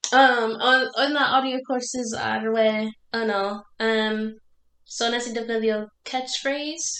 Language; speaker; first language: Welsh; non-native, learner; English